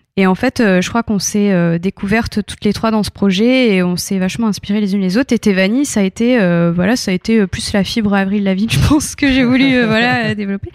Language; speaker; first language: French; native; French